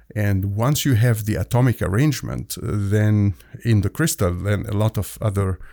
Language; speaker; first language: English; non-native, fluent; Arabic